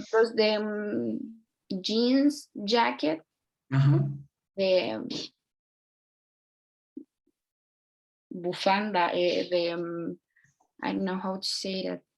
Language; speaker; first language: English; non-native, learner; Spanish